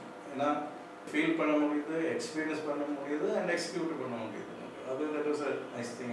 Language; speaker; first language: Tamil; non-native, local second language; Malayalam